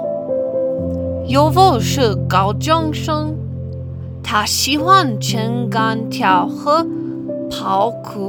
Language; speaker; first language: Chinese; non-native, learner; English